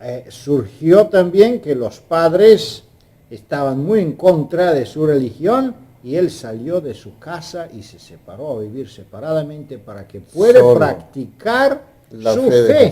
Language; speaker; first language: Spanish; non-native, fluent; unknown